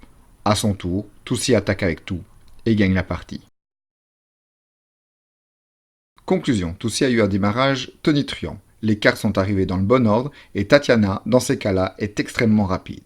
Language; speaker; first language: French; native; French